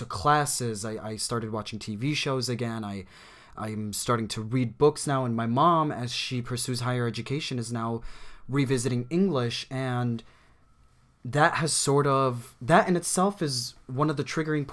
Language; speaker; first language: English; native; English